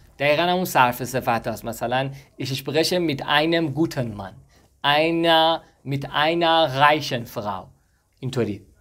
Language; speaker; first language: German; non-native, fluent; Persian